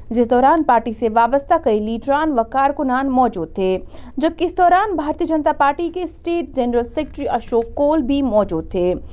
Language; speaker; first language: Urdu; non-native, local second language; Kashmiri